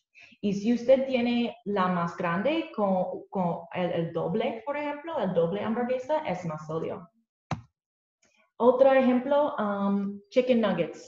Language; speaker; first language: Spanish; non-native, learner; English